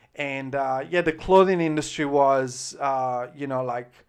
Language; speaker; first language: English; non-native, fluent; Italian